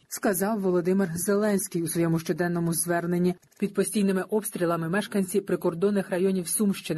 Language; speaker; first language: Ukrainian; native; Ukrainian